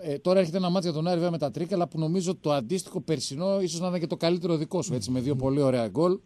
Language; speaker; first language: Greek; native; Greek